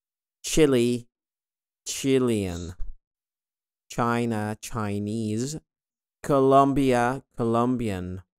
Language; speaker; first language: English; non-native, fluent; Arabic